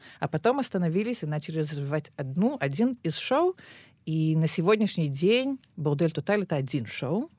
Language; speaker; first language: Russian; early bilingual, heritage; Russian